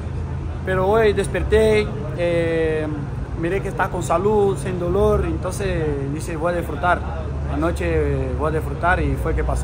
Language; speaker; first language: Spanish; non-native, learner; Portuguese